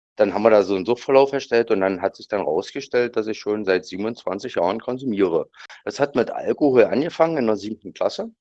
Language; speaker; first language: German; native; German